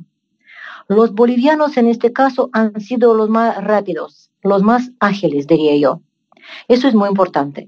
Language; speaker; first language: Spanish; non-native, fluent; Russian